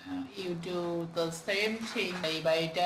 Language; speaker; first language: English; non-native, learner; Vietnamese